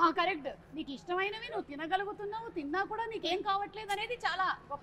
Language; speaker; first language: Telugu; native; Telugu